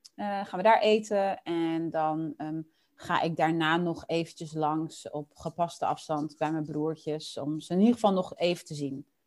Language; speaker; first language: Dutch; early bilingual, other home language; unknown